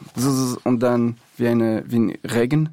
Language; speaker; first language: German; non-native, fluent; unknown